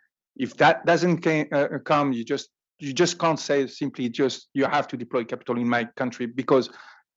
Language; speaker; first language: English; non-native, fluent; French